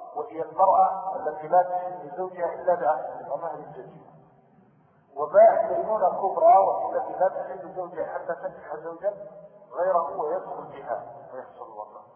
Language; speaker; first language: Arabic; native; Arabic